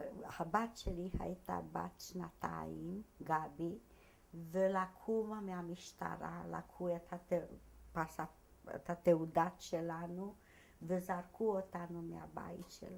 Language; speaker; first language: Hebrew; non-native, fluent; Hungarian